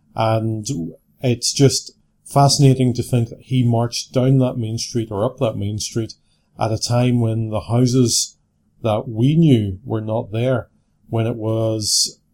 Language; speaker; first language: English; native; English